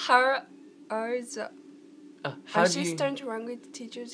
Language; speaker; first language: English; non-native, learner; Japanese